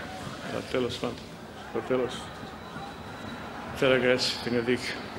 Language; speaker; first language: Greek; non-native, fluent; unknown